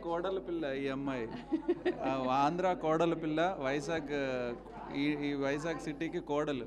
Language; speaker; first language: Telugu; native; Telugu